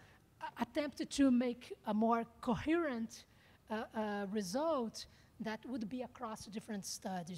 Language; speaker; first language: English; non-native, fluent; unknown